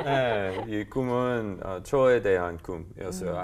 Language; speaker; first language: Korean; non-native, learner; English